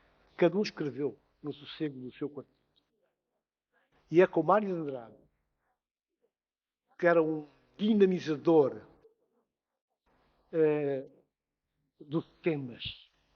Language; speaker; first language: Portuguese; non-native, local second language; Upper Guinea Crioulo